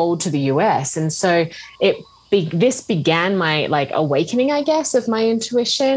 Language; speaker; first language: English; native; English